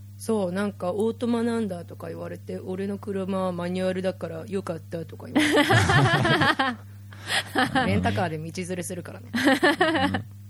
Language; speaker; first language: Japanese; native; Japanese